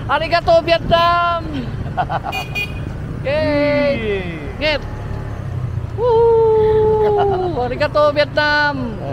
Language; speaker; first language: English; non-native, local second language; Filipino